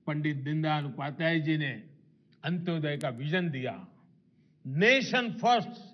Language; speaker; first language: Hindi; non-native, local second language; Gujarati